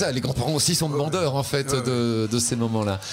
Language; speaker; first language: French; native; French